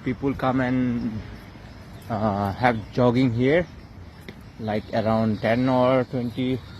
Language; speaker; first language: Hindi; non-native, local second language; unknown